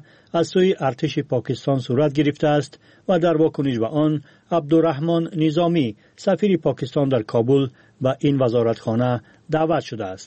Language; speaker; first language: Persian; native; Persian